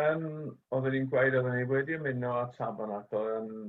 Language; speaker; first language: Welsh; native; Welsh